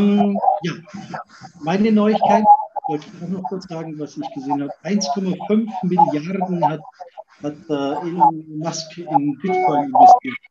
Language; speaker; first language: German; native; German